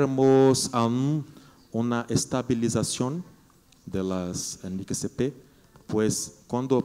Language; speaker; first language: Spanish; non-native, learner; Portuguese